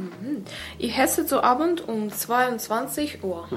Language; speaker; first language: German; non-native, learner; Russian